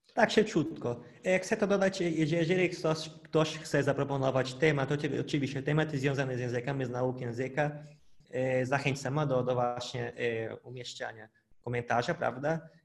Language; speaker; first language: Polish; non-native, fluent; Portuguese